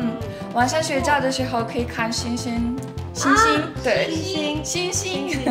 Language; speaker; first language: Chinese; non-native, learner; Mongolian